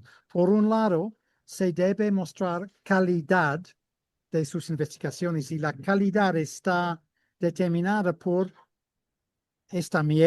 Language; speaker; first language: Spanish; non-native, fluent; English